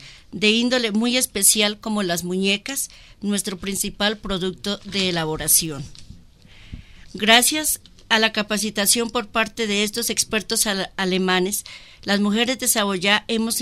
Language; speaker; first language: Spanish; native; Spanish